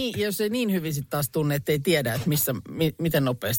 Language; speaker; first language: Finnish; native; Finnish